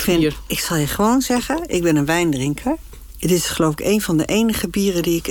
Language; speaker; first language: Dutch; native; Dutch